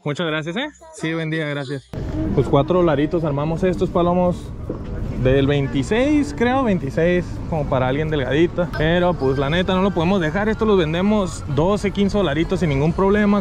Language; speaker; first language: Spanish; native; Spanish